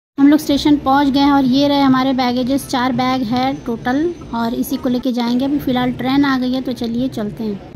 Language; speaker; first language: Hindi; non-native, local second language; Marathi